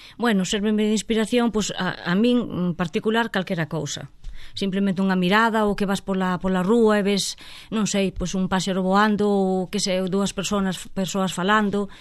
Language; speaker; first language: Galician; non-native, local second language; Spanish